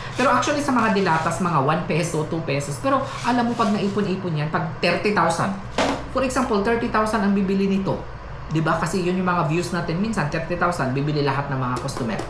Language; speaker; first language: Filipino; non-native, local second language; Cebuano